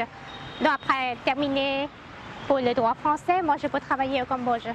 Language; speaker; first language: French; non-native, learner; Khmer